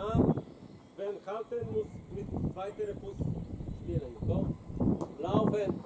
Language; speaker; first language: German; non-native, learner; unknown